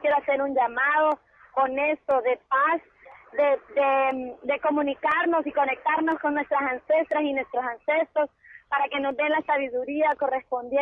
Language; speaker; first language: Spanish; native; Spanish